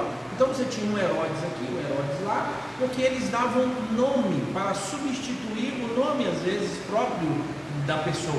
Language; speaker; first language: Portuguese; native; Portuguese